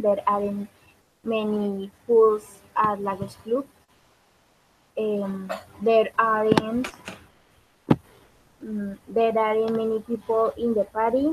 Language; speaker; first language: English; non-native, learner; Spanish